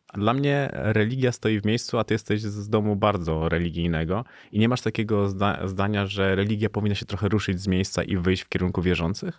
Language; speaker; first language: Polish; native; Polish